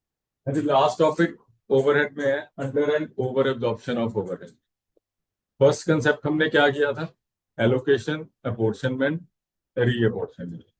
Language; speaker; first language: Hindi; native; Hindi